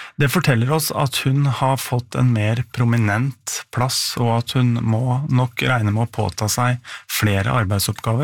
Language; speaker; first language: Norwegian; native; Norwegian